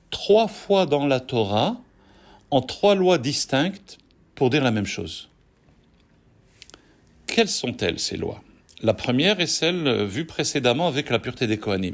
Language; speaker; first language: French; native; French